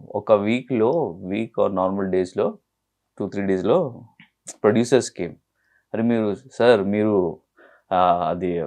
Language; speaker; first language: Telugu; non-native, learner; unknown